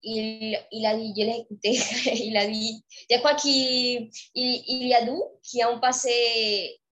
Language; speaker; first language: French; non-native, fluent; Spanish